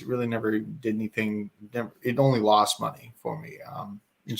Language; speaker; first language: English; native; English